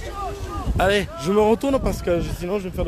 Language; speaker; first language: French; native; French